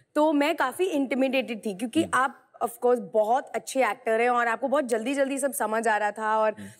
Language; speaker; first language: Hindi; native; Hindi